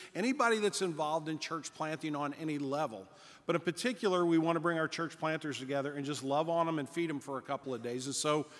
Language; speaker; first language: English; native; English